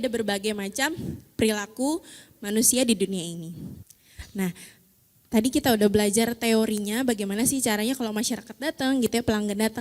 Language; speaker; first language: Indonesian; native; Indonesian